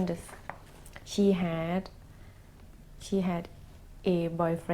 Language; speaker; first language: English; non-native, learner; Thai